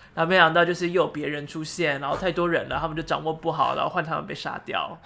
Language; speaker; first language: Chinese; native; Chinese